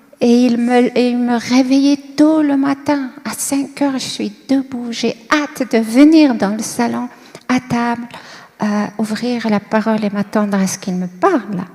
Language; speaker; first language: French; non-native, local second language; Kabyle